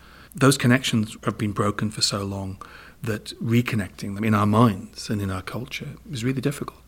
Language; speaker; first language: English; native; English